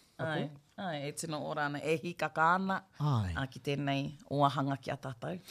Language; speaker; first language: Māori; non-native, local second language; English